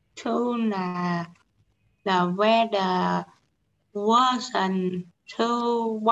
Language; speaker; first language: English; non-native, learner; Vietnamese